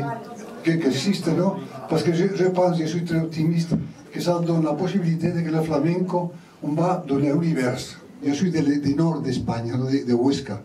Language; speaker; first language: French; non-native, learner; Spanish